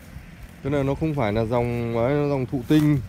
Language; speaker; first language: Vietnamese; native; Vietnamese